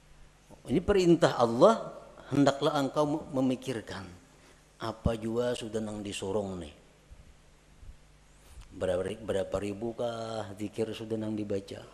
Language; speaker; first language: Indonesian; non-native, local second language; Banjar